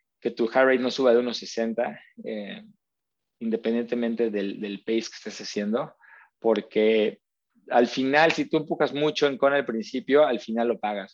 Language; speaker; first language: Spanish; native; Spanish